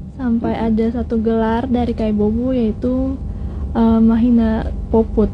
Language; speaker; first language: Indonesian; native; Indonesian